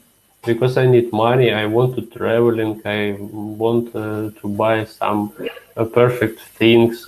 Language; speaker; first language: English; non-native, learner; Russian